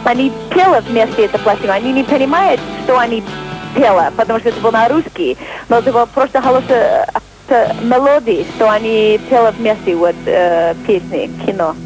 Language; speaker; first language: Russian; non-native, learner; English